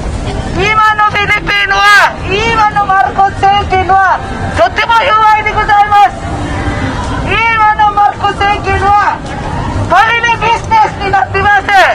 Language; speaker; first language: Japanese; non-native, fluent; Filipino